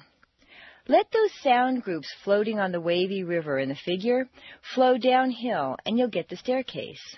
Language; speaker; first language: English; native; English